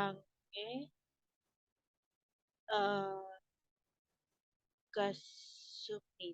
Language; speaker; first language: Korean; non-native, learner; Indonesian